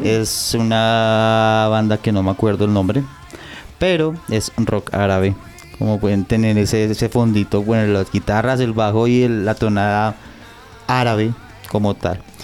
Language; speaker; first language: Spanish; native; Spanish